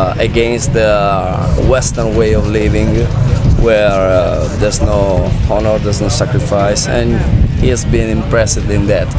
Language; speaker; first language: English; non-native, fluent; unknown